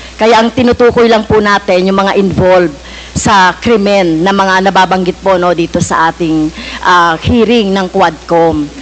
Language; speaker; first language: Filipino; native; Filipino